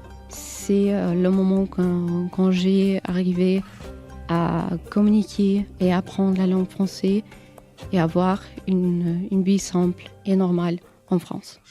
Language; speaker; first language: French; non-native, learner; Albanian